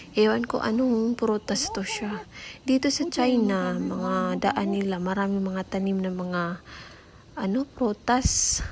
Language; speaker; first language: Filipino; non-native, local second language; Cebuano